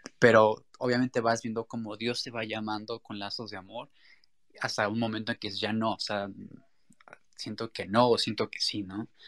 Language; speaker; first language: Spanish; native; Spanish